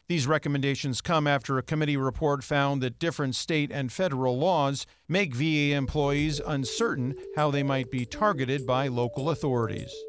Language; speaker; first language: English; native; English